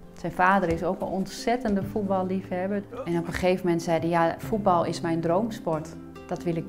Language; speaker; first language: Dutch; native; Dutch